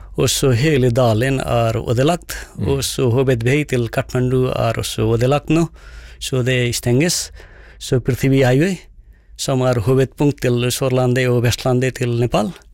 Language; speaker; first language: Norwegian; non-native, fluent; Nepali